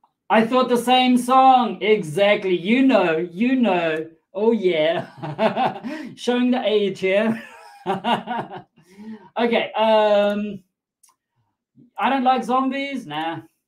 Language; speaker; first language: English; native; English